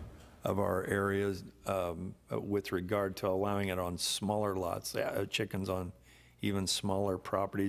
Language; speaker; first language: English; native; English